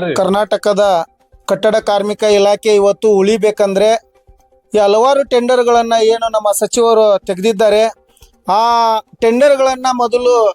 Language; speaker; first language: Kannada; native; Kannada